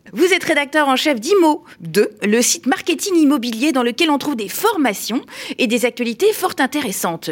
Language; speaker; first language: French; native; French